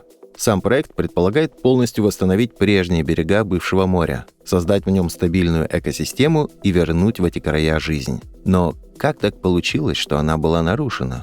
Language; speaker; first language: Russian; native; Russian